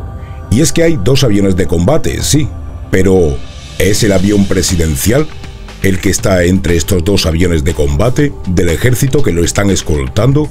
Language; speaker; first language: Spanish; native; Spanish